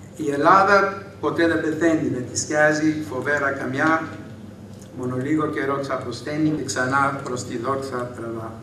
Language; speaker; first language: Greek; early bilingual, heritage; Greek